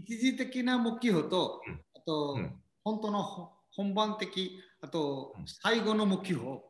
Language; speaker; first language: Japanese; non-native, learner; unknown